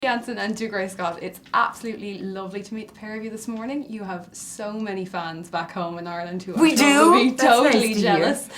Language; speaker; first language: English; native; English